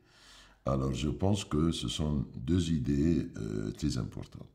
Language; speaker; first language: French; non-native, fluent; Arabic